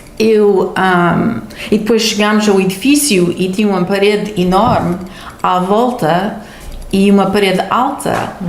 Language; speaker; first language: Portuguese; early bilingual, heritage; Portuguese